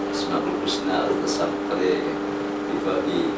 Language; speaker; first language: English; non-native, learner; Indonesian